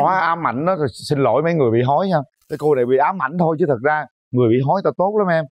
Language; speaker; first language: Vietnamese; native; Vietnamese